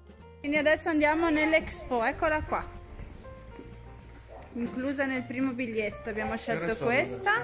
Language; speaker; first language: Italian; native; Italian